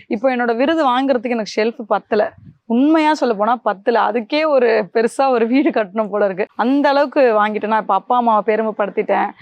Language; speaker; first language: Tamil; native; Tamil